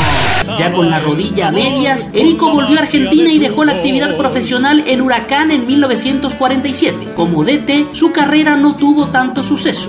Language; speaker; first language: Spanish; native; Spanish